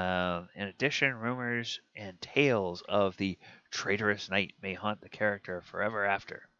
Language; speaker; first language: English; native; English